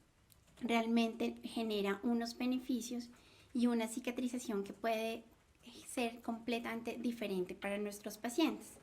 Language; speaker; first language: Spanish; native; Spanish